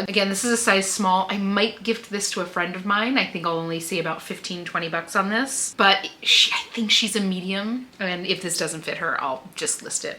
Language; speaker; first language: English; native; English